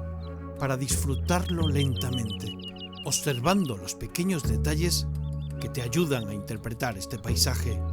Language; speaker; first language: Spanish; native; Spanish